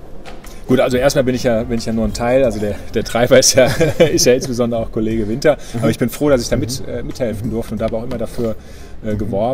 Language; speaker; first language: German; native; German